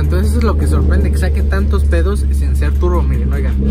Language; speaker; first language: Spanish; native; Spanish